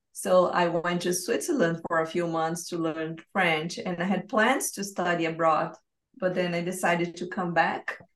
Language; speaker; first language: English; non-native, fluent; Portuguese